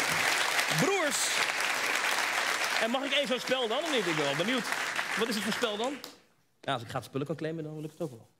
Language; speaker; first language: Dutch; native; Dutch